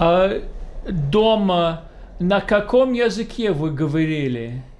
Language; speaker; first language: Russian; non-native, fluent; English